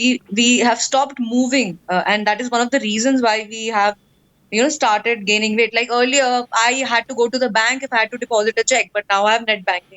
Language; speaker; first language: English; non-native, local second language; Hindi